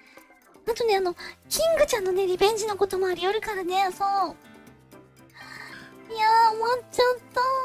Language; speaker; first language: Japanese; native; Japanese